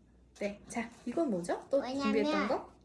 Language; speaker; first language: Korean; native; Korean